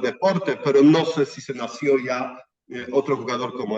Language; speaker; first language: Spanish; non-native, fluent; Polish